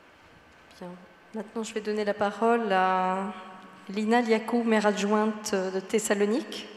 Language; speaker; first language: French; native; French